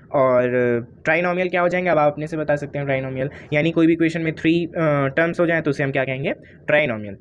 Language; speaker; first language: Hindi; native; Hindi